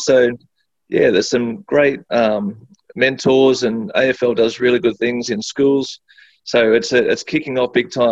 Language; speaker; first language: English; native; English